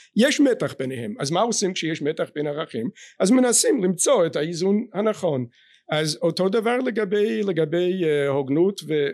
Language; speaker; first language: Hebrew; non-native, fluent; English